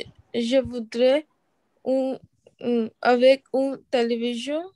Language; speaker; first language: French; non-native, learner; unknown